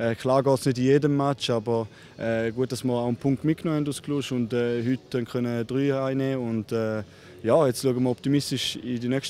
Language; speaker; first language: German; native; German